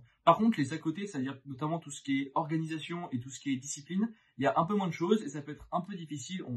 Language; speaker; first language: French; native; French